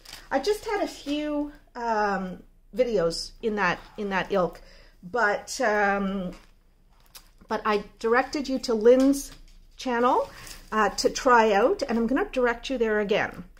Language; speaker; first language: English; native; English